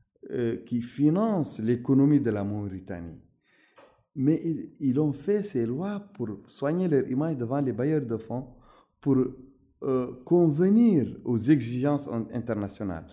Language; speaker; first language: French; non-native, local second language; Arabic